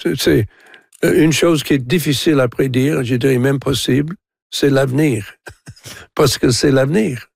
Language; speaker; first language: French; non-native, local second language; English